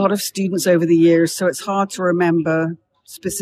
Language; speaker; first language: English; native; English